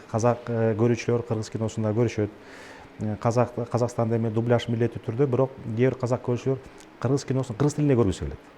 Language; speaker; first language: Kyrgyz; native; Kyrgyz